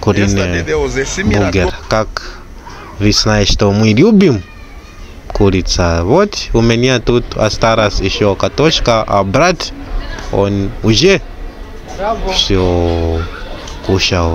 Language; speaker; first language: Russian; non-native, learner; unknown